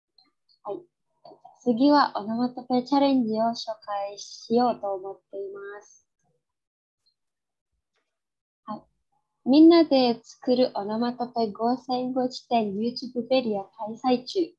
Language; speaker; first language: Japanese; non-native, fluent; Indonesian